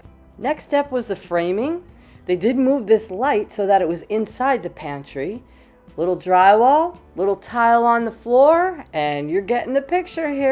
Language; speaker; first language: English; native; English